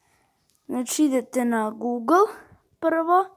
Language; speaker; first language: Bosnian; early bilingual, heritage; Croatian